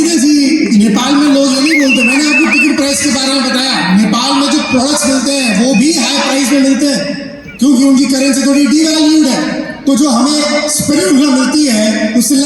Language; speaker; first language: Hindi; native; Hindi